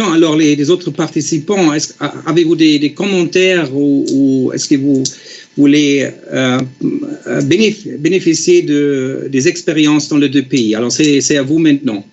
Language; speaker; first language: French; non-native, fluent; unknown